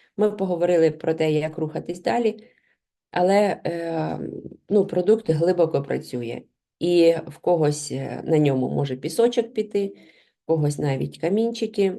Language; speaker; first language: Ukrainian; non-native, local second language; Russian